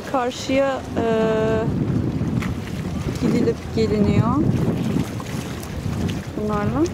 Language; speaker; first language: Turkish; native; Turkish